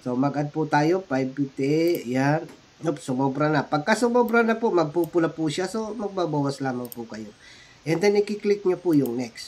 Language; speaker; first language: Filipino; native; Filipino